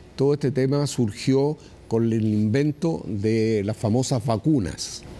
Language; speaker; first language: Spanish; native; Spanish